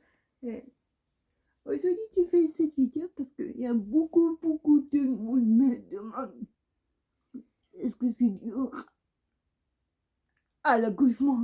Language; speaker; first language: French; non-native, learner; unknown